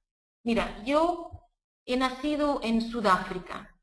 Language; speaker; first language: Spanish; non-native, fluent; Portuguese